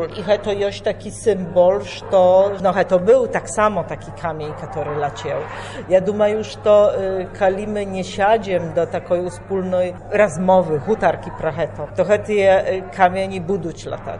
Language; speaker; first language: Belarusian; early bilingual, heritage; Belarusian